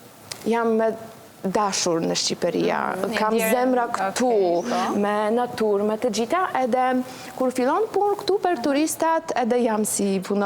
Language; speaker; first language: Albanian; non-native, learner; Polish